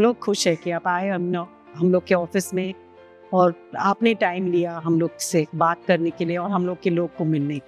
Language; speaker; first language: Hindi; non-native, local second language; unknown